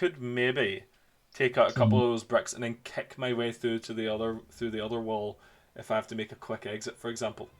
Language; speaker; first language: English; native; English